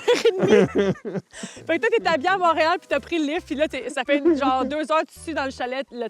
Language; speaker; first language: French; native; French